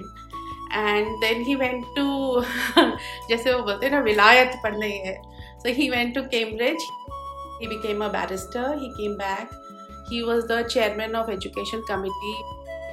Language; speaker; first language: English; non-native, local second language; Hindi